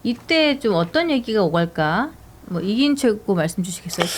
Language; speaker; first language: Korean; native; Korean